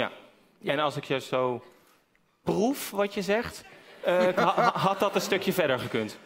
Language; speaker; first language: Dutch; native; Dutch